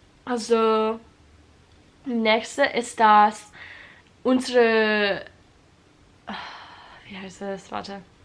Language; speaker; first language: German; non-native, learner; English